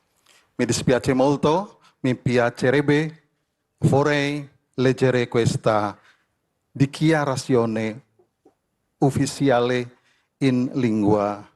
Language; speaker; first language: Italian; non-native, learner; Indonesian